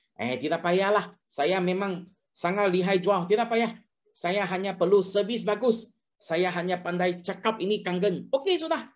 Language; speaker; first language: Malay; non-native, local second language; Chinese